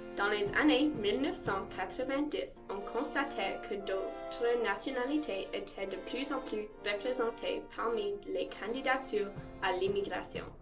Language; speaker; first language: French; non-native, local second language; English